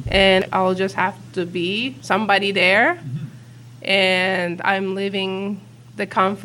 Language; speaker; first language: English; non-native, fluent; Uzbek